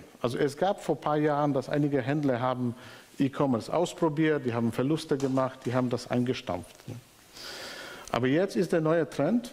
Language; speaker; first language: German; non-native, fluent; Polish